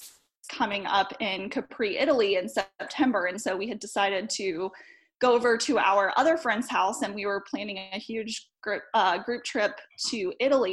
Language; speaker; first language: English; native; English